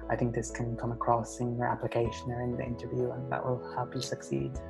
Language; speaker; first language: English; native; English